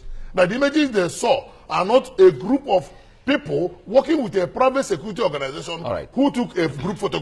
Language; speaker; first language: English; non-native, local second language; Igbo